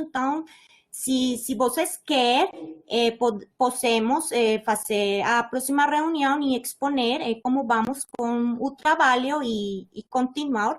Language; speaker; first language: Portuguese; non-native, learner; Spanish